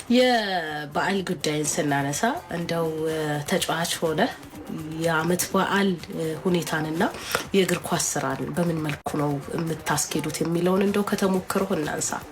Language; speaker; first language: Amharic; native; Amharic